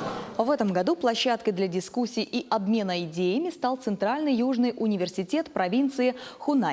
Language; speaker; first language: Russian; native; Russian